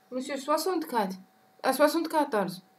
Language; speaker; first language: French; non-native, local second language; Arabic